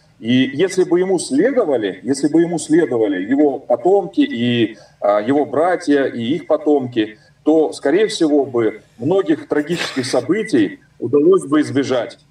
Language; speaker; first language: Russian; native; Russian